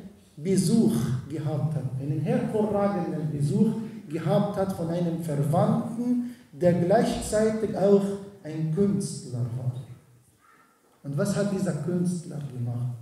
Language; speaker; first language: German; non-native, fluent; Arabic